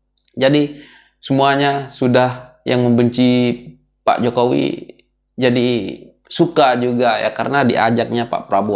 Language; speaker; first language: Indonesian; native; Indonesian